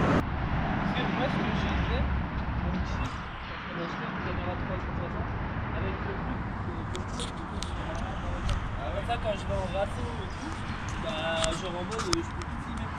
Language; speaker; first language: French; native; French